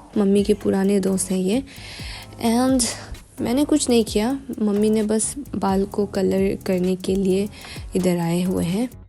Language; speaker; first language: Hindi; non-native, local second language; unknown